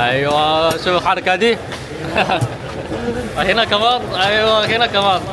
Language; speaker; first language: Arabic; non-native, learner; Chinese